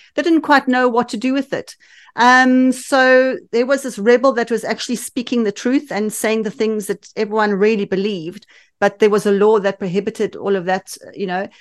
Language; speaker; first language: English; native; English